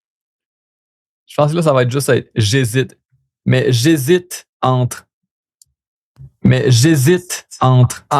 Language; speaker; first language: French; native; French